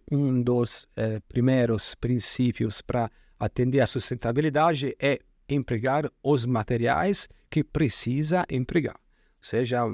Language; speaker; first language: Portuguese; non-native, fluent; Italian